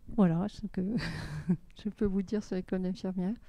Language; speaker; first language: French; native; French